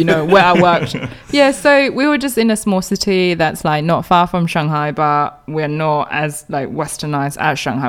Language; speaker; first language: English; non-native, fluent; Chinese